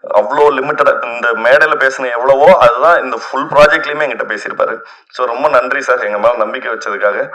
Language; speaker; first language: Tamil; native; Tamil